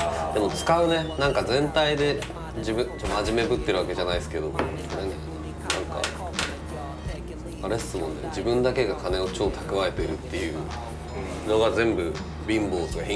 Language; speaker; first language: Japanese; native; Japanese